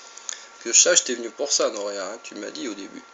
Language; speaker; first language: French; native; French